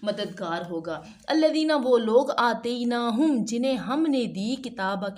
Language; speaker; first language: Urdu; native; Urdu